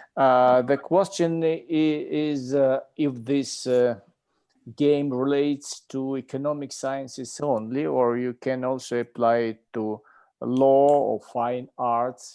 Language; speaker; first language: English; non-native, learner; Ukrainian